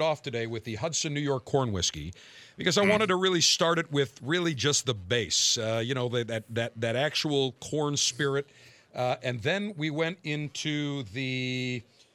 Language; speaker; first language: English; native; English